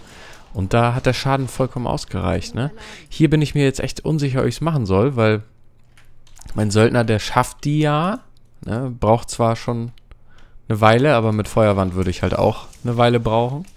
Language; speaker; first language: German; native; German